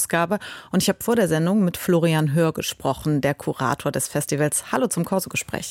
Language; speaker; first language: German; native; German